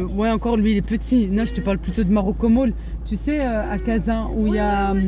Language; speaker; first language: French; native; French